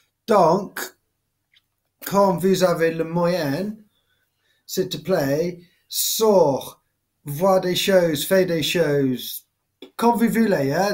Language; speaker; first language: French; non-native, learner; English